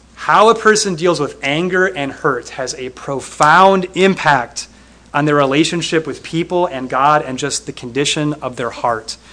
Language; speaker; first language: English; native; English